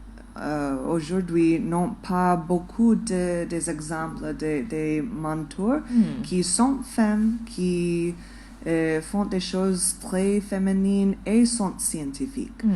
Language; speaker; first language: French; non-native, fluent; English